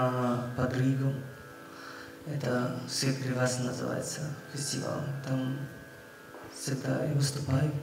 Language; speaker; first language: Russian; non-native, learner; Hindi